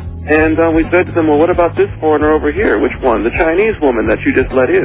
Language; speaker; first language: English; native; English